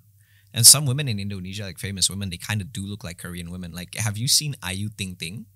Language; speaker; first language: English; non-native, fluent; Indonesian